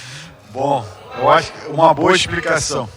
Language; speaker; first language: Portuguese; native; Portuguese